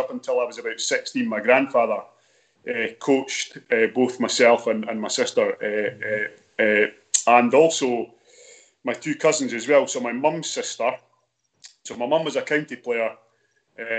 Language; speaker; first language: English; native; English